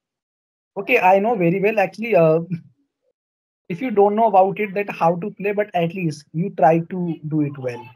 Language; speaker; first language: English; non-native, learner; Hindi